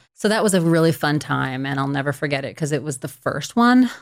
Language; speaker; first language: English; native; English